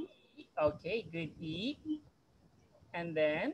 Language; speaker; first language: English; non-native, fluent; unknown